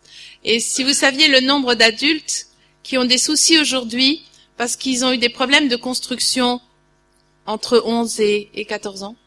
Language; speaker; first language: French; native; French